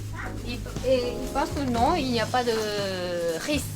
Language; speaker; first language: French; non-native, fluent; Japanese